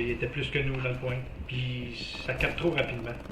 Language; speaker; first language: French; native; French